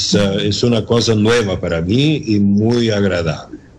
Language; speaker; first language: Spanish; non-native, learner; Bulgarian